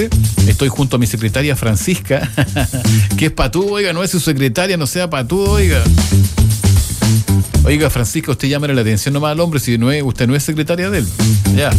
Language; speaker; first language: Spanish; native; Spanish